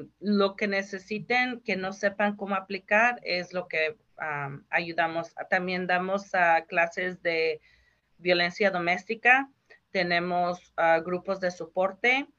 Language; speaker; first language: Spanish; early bilingual, heritage; Spanish